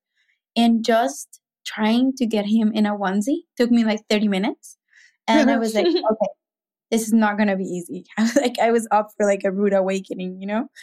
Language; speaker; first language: English; non-native, fluent; Spanish